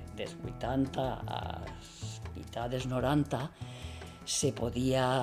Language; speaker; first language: Catalan; native; Catalan